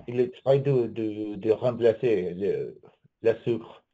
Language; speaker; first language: French; non-native, learner; English